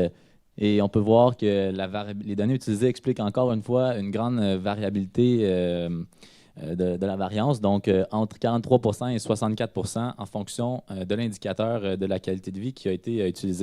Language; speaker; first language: French; native; French